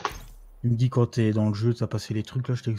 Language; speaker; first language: French; native; French